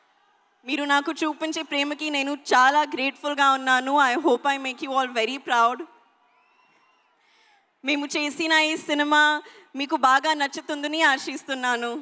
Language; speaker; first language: Telugu; non-native, learner; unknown